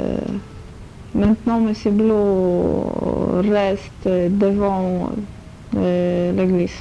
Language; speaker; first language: French; non-native, learner; Polish